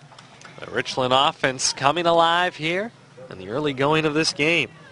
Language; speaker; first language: English; native; English